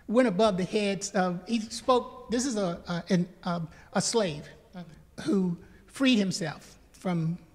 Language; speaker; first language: English; native; English